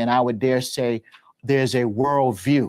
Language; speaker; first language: English; native; English